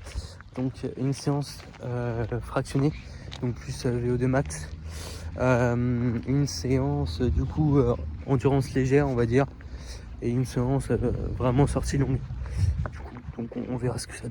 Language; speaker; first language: French; native; French